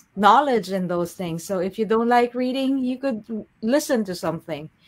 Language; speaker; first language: English; non-native, local second language; Filipino